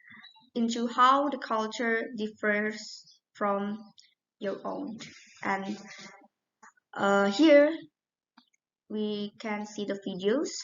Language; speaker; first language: English; non-native, learner; Indonesian